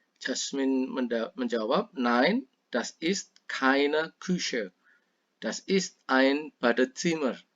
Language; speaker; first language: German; non-native, fluent; Indonesian